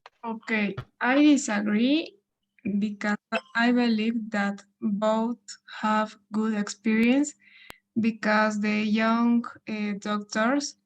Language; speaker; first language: English; non-native, learner; Spanish